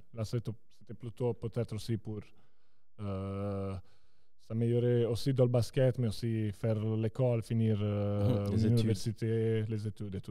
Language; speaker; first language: French; non-native, local second language; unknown